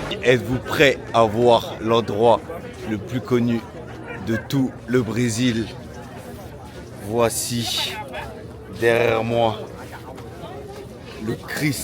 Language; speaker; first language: French; native; French